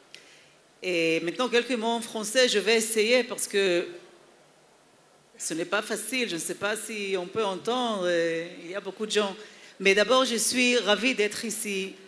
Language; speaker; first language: French; non-native, fluent; Hebrew